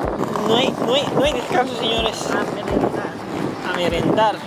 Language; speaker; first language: Spanish; non-native, learner; Filipino